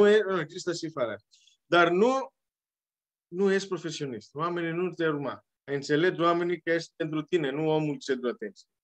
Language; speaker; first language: Romanian; non-native, learner; Greek